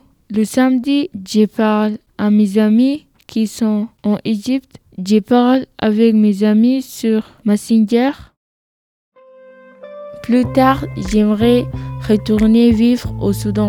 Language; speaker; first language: French; non-native, learner; Arabic